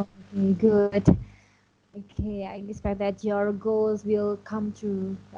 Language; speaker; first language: English; non-native, learner; Indonesian